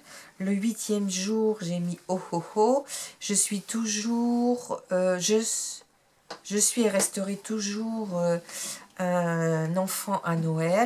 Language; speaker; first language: French; native; French